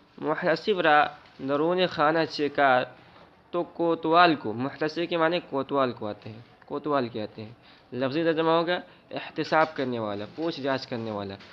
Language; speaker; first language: Urdu; native; Urdu